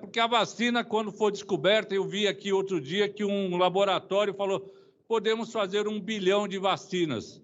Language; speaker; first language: Portuguese; native; Portuguese